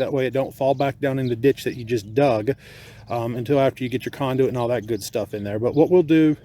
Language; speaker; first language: English; native; English